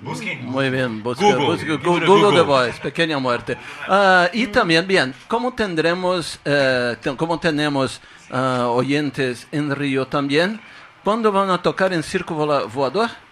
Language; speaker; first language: Spanish; non-native, fluent; Portuguese